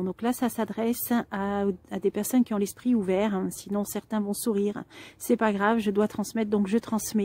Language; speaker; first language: French; native; French